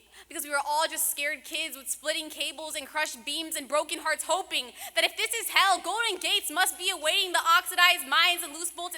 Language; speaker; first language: English; native; English